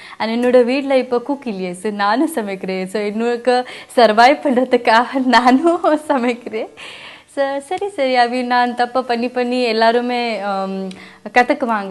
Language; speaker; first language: Tamil; non-native, learner; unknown